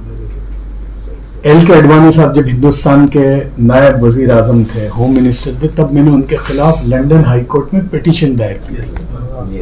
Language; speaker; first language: Hindi; native; Hindi